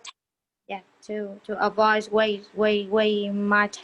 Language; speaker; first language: English; non-native, learner; Vietnamese